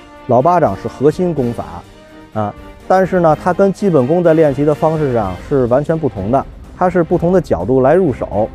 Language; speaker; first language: Chinese; native; Chinese